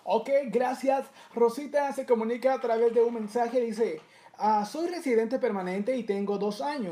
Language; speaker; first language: Spanish; native; Spanish